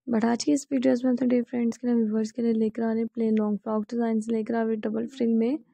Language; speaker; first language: Hindi; native; Hindi